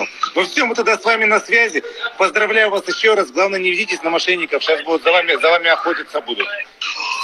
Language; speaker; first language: Russian; native; Russian